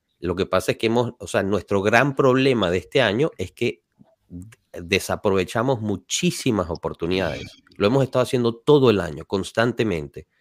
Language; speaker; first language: Spanish; native; Spanish